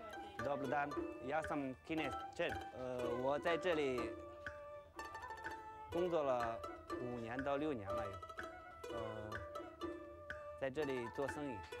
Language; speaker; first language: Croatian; non-native, learner; Chinese